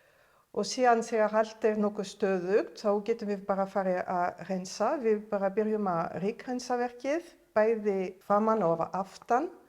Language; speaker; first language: Icelandic; non-native, fluent; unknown